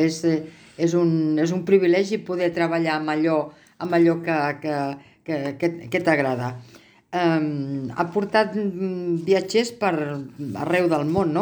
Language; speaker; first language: Catalan; native; Catalan